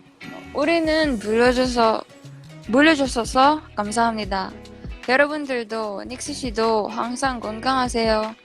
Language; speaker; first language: Korean; non-native, learner; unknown